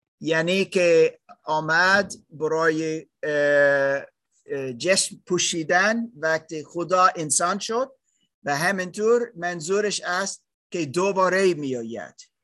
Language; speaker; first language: Persian; non-native, learner; German